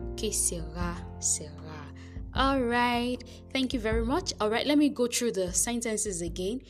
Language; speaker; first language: English; non-native, local second language; Yoruba